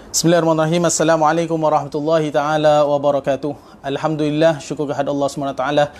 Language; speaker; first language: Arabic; non-native, fluent; Malay